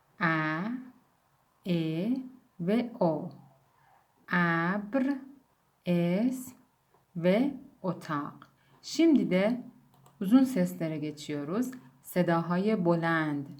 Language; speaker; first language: Turkish; non-native, fluent; Persian